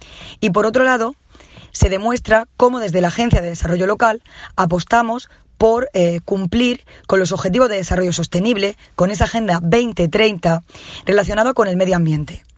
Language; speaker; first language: Spanish; native; Spanish